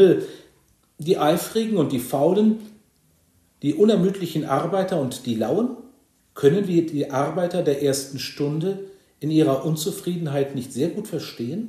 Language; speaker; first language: German; native; German